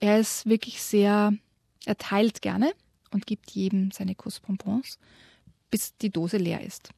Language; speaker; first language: German; native; German